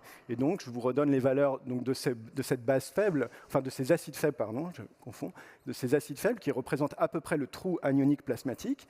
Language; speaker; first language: French; native; French